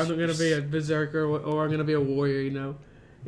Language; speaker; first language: English; native; English